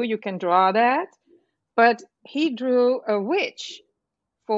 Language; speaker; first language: English; non-native, fluent; Dutch